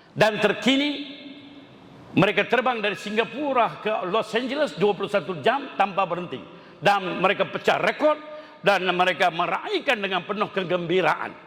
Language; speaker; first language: Malay; non-native, local second language; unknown